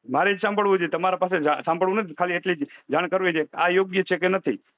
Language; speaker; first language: Gujarati; native; Gujarati